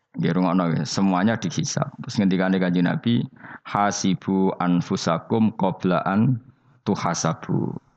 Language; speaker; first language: Indonesian; non-native, local second language; Javanese